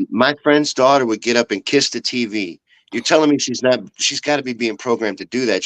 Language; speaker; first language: English; native; English